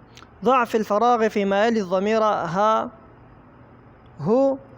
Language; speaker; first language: Arabic; non-native, fluent; Persian